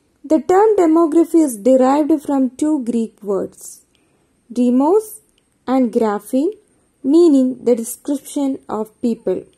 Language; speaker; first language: English; non-native, local second language; Malayalam